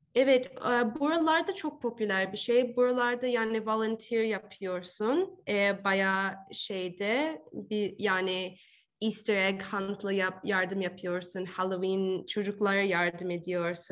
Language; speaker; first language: Turkish; early bilingual, heritage; Turkish